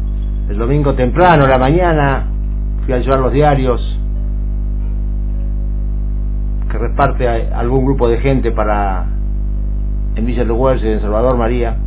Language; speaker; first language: Spanish; native; Spanish